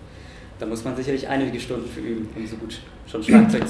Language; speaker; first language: German; native; German